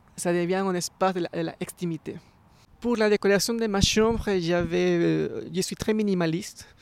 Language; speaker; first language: French; non-native, fluent; Spanish